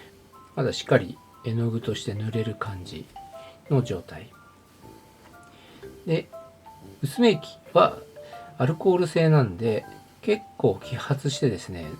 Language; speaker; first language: Japanese; native; Japanese